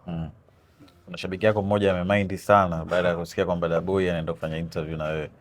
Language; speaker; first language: Swahili; native; Swahili